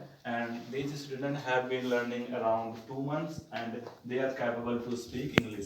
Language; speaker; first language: English; non-native, local second language; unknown